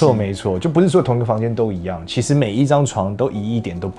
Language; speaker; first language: Chinese; native; Chinese